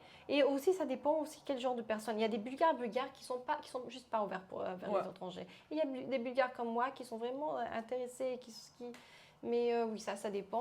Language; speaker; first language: French; non-native, fluent; Bulgarian